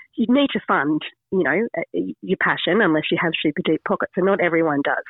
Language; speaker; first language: English; native; English